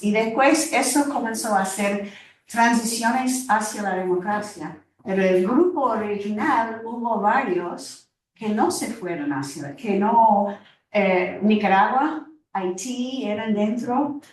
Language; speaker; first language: Spanish; non-native, fluent; English